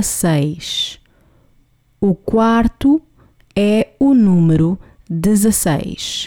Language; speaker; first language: Portuguese; non-native, fluent; English